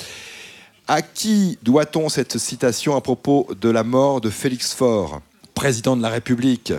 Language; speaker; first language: French; native; French